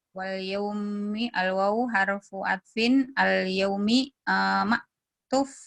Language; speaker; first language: Arabic; non-native, learner; Indonesian